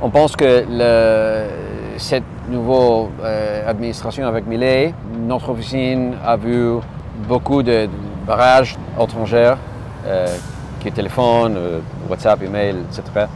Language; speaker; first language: French; non-native, learner; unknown